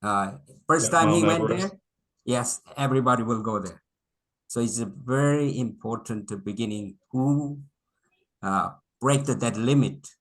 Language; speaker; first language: English; non-native, local second language; Korean